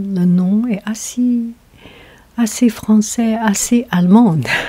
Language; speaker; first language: French; non-native, learner; Chinese